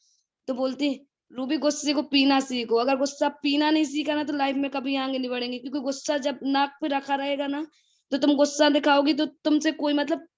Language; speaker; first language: Hindi; native; Hindi